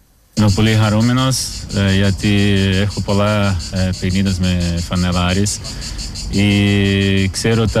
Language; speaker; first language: Greek; non-native, learner; Portuguese